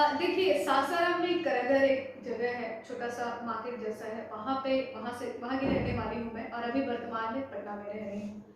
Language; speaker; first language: Hindi; native; Hindi